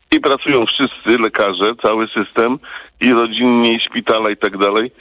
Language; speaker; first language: Polish; early bilingual, heritage; Polish